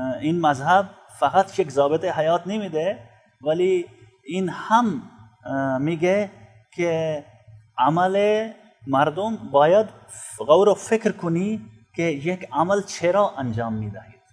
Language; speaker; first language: Persian; non-native, fluent; Urdu